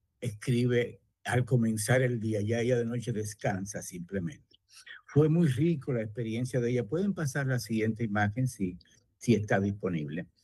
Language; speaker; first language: Spanish; native; Spanish